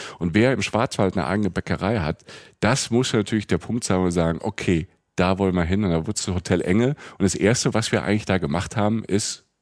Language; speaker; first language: German; native; German